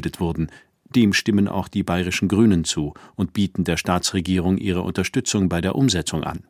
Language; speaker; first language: German; native; German